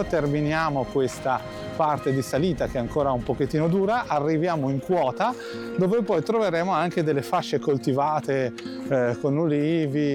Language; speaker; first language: Italian; native; Italian